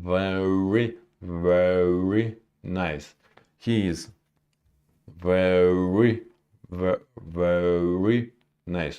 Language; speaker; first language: English; non-native, learner; Russian